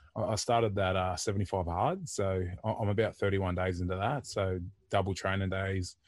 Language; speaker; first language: English; native; English